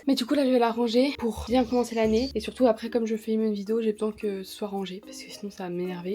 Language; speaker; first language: French; native; French